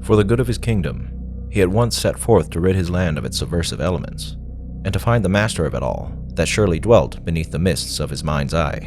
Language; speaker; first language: English; native; English